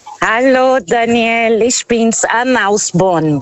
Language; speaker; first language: German; non-native, fluent; Portuguese